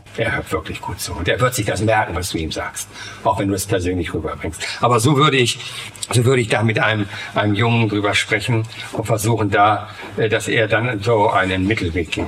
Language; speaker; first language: German; native; German